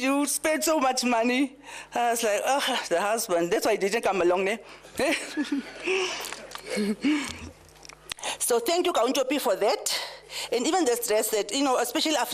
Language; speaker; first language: English; non-native, local second language; Dutch